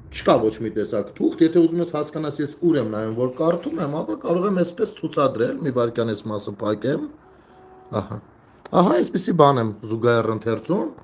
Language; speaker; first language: Armenian; native; Armenian